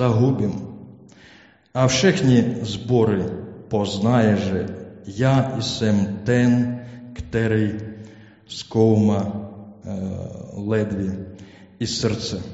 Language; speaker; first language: Czech; non-native, learner; Ukrainian